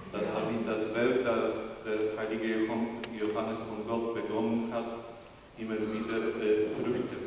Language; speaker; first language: German; non-native, fluent; Polish